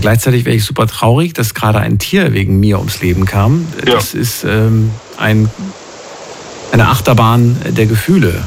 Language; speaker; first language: German; native; German